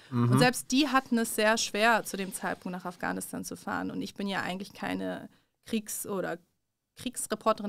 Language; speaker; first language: German; early bilingual, other home language; Persian